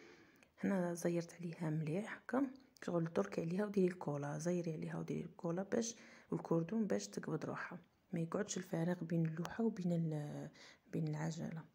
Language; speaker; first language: Arabic; native; Arabic